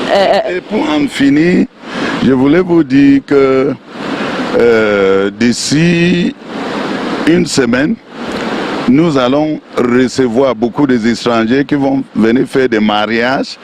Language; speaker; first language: French; non-native, local second language; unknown